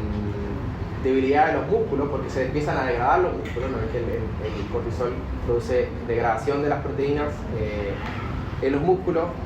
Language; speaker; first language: Spanish; native; Spanish